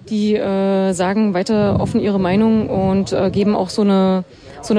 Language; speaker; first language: German; native; German